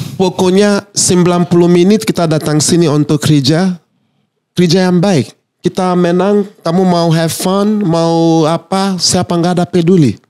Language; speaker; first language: Indonesian; non-native, fluent; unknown